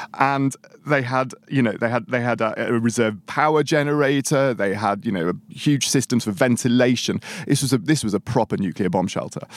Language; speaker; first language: English; native; English